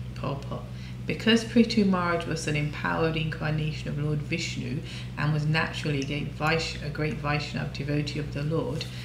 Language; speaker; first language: English; native; English